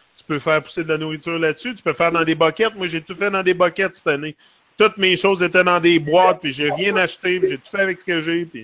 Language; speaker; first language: French; native; French